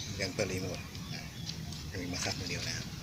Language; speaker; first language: Thai; native; Thai